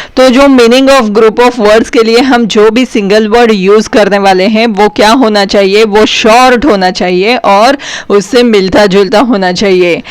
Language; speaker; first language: Hindi; non-native, local second language; Marathi